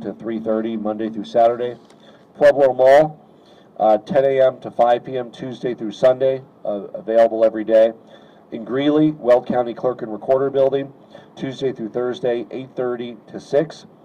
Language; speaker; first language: English; native; English